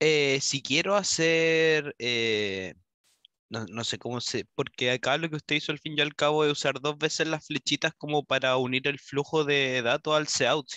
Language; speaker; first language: Spanish; native; Spanish